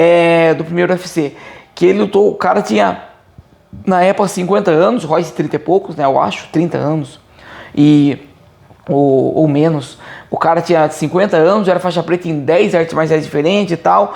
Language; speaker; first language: Portuguese; native; Portuguese